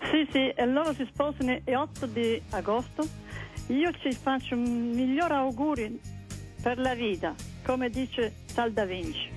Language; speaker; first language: Italian; early bilingual, heritage; Italian